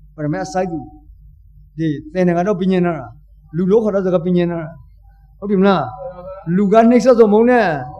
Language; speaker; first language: Burmese; native; Burmese